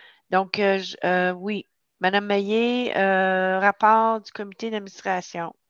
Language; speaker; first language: French; native; French